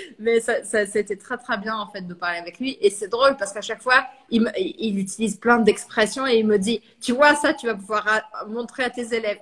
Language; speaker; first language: French; early bilingual, heritage; French